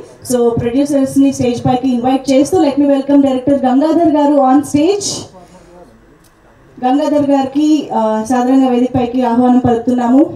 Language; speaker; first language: Telugu; native; Telugu